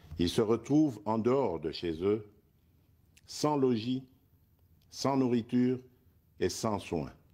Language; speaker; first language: French; non-native, local second language; Luba-Lulua